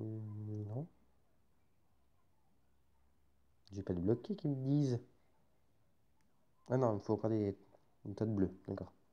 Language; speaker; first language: French; native; French